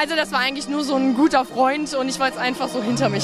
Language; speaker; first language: German; native; German